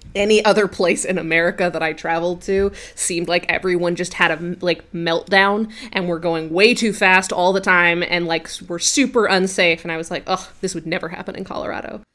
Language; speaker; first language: English; native; English